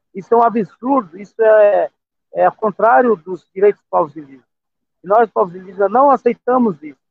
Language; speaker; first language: Portuguese; non-native, local second language; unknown